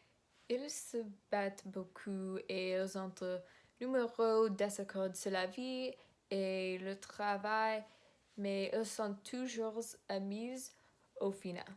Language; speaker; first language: French; non-native, learner; English